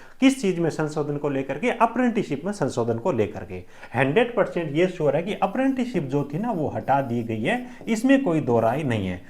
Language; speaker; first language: Hindi; native; Hindi